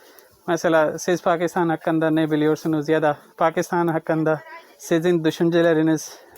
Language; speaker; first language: Turkish; non-native, fluent; Urdu